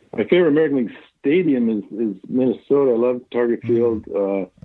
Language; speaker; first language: English; native; English